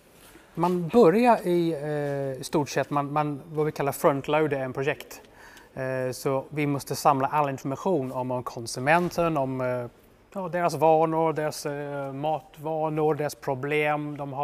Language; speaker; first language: Swedish; non-native, fluent; English